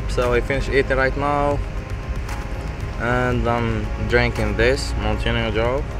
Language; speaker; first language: English; non-native, learner; Arabic